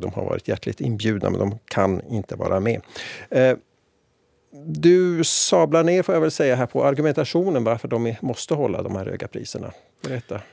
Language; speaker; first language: Swedish; native; Swedish